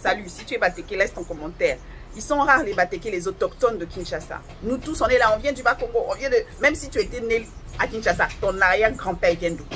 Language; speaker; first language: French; non-native, local second language; Lingala